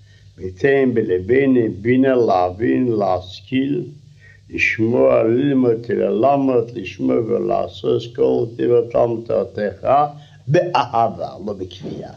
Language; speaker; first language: Hebrew; non-native, fluent; Russian